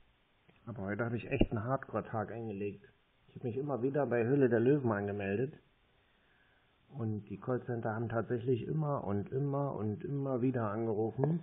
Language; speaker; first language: German; native; German